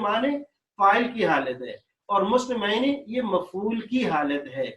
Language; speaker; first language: Urdu; native; Urdu